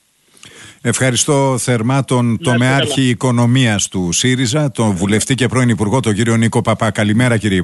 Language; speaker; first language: Greek; native; Greek